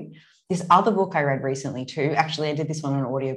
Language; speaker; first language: English; native; English